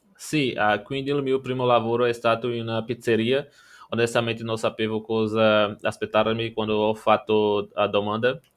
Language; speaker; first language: Italian; non-native, learner; Portuguese